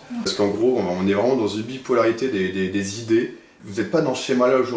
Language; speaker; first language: French; native; French